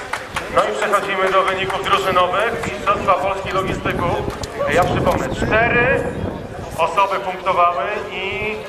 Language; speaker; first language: Polish; native; Polish